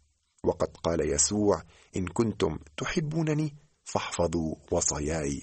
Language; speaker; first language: Arabic; native; Arabic